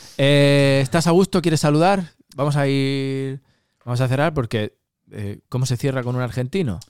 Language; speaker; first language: Spanish; native; Spanish